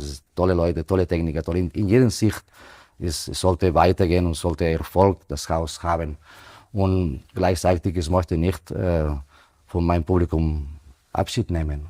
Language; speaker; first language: German; non-native, fluent; Spanish